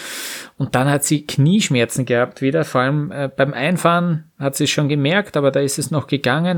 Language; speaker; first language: German; native; German